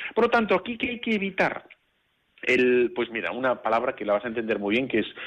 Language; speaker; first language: Spanish; native; Spanish